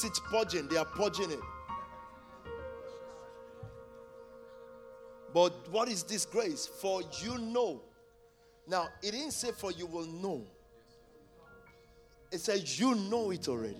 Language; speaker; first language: English; non-native, local second language; Yoruba